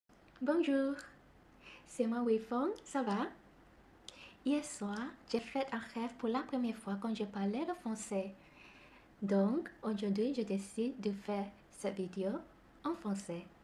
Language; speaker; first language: French; non-native, learner; Malay